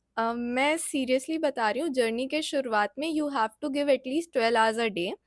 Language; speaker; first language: Hindi; native; Hindi